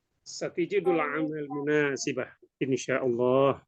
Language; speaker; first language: Arabic; non-native, learner; Indonesian